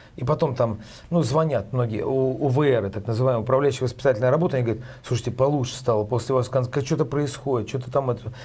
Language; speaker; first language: Russian; native; Russian